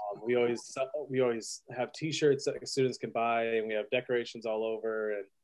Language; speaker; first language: English; native; English